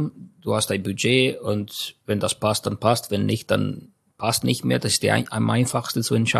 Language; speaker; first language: German; non-native, fluent; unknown